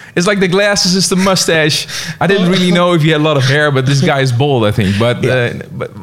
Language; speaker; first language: English; non-native, fluent; Dutch